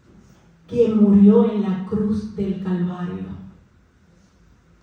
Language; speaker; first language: Spanish; native; Spanish